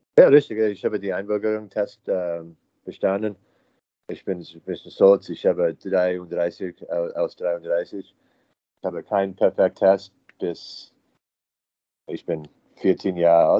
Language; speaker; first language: German; non-native, learner; English